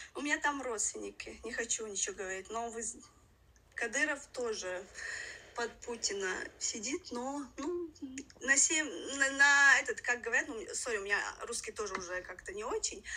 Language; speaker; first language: Russian; non-native, local second language; Chechen